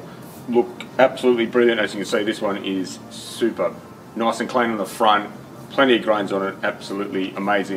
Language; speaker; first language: English; native; English